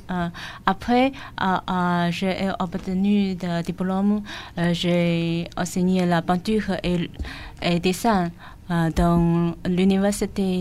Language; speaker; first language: French; non-native, learner; Chinese